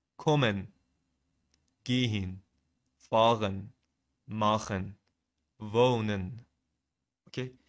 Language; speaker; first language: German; non-native, fluent; Persian